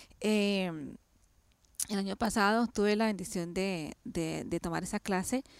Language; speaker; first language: Spanish; native; Spanish